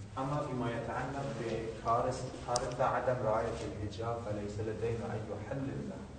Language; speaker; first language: Arabic; non-native, learner; Persian